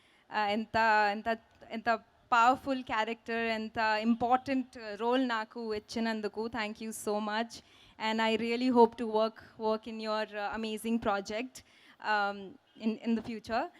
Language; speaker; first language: Telugu; non-native, learner; Hindi